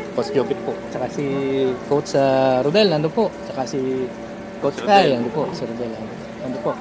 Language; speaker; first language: Filipino; native; Filipino